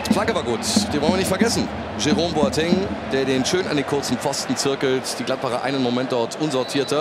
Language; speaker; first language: German; native; German